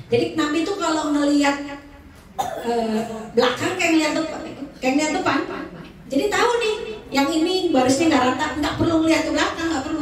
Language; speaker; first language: Indonesian; native; Indonesian